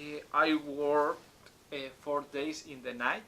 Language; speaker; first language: English; non-native, learner; Spanish